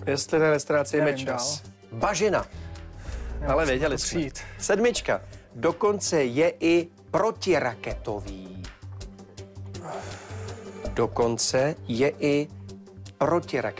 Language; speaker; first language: Czech; native; Czech